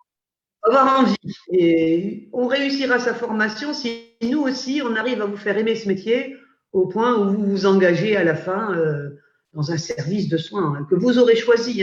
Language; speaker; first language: French; native; French